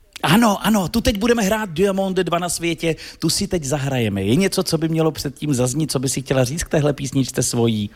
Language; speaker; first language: Czech; native; Czech